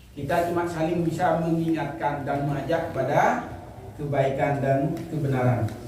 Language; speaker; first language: Indonesian; native; Indonesian